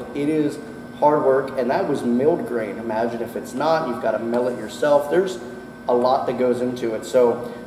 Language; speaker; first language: English; native; English